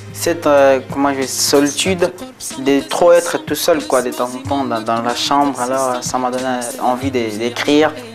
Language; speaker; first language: French; non-native, fluent; Portuguese